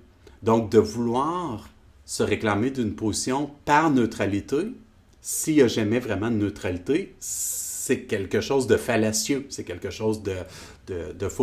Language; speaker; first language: French; native; French